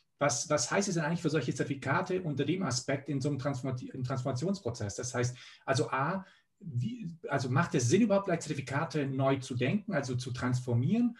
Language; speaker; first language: German; early bilingual, other home language; Serbian